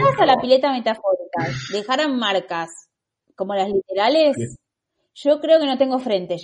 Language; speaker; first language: Spanish; native; Spanish